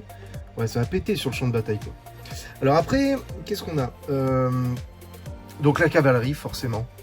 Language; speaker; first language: French; native; French